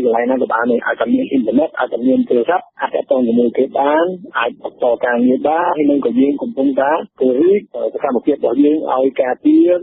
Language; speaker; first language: Khmer; non-native, fluent; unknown